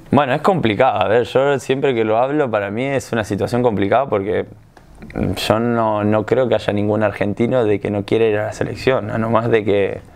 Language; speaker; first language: Spanish; native; Spanish